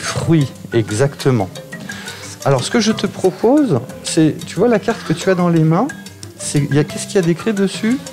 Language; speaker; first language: French; native; French